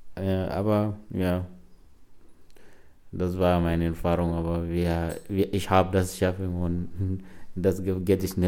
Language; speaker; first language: German; non-native, learner; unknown